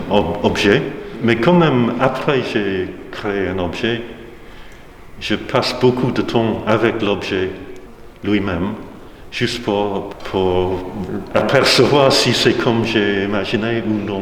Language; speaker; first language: French; non-native, fluent; English